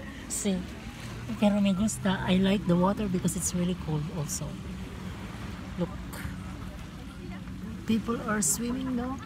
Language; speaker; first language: English; non-native, local second language; Filipino